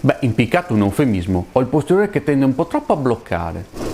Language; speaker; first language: Italian; native; Italian